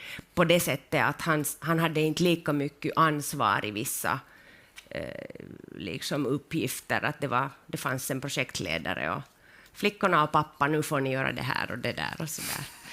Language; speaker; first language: Swedish; native; Swedish